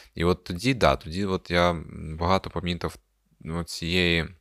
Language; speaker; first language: Ukrainian; non-native, local second language; Russian